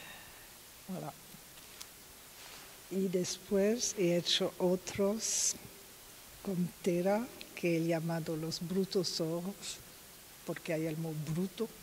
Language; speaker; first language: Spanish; non-native, learner; French